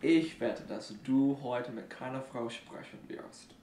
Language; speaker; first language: German; non-native, learner; English